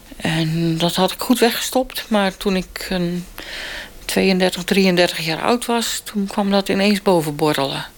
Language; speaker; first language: Dutch; native; Dutch